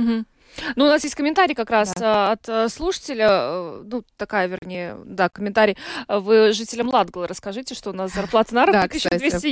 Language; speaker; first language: Russian; native; Russian